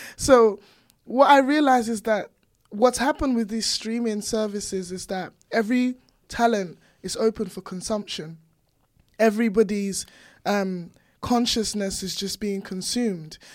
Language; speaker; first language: English; non-native, local second language; Igbo